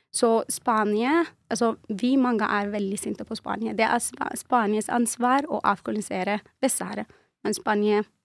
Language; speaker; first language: Norwegian; non-native, fluent; Arabic